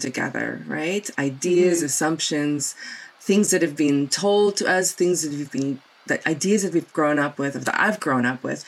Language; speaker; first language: English; non-native, local second language; Afrikaans